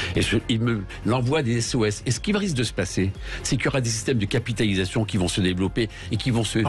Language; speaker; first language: French; native; French